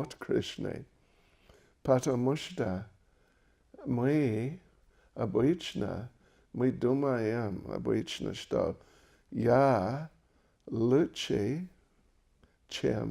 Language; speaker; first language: Russian; non-native, learner; English